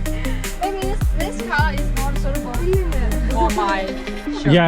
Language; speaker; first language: English; non-native, learner; Chinese